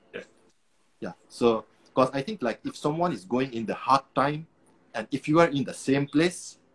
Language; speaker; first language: English; non-native, local second language; Nepali